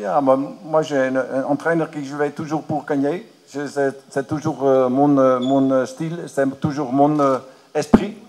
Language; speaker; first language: French; non-native, learner; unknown